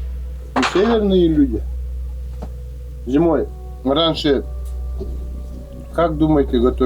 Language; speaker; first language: Russian; non-native, local second language; Yakut